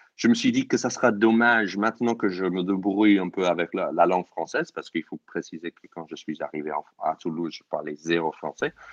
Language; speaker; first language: French; non-native, fluent; English